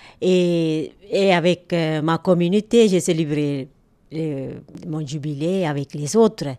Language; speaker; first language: French; non-native, learner; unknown